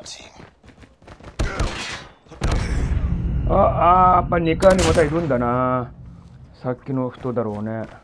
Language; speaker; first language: Japanese; native; Japanese